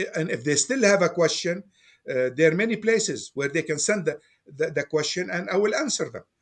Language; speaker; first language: English; non-native, fluent; Arabic